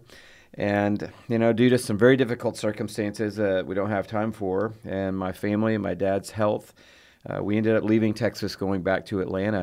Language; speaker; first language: English; native; English